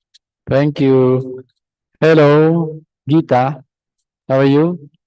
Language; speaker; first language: English; non-native, fluent; Indonesian